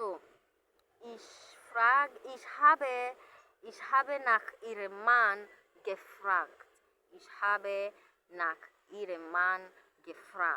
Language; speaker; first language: German; non-native, learner; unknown